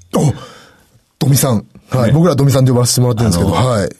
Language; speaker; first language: Japanese; native; Japanese